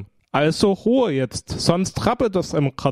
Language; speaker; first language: German; native; German